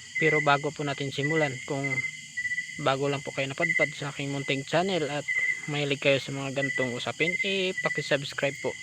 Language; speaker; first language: Filipino; non-native, local second language; Cebuano